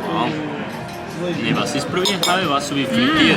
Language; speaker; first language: German; non-native, learner; Spanish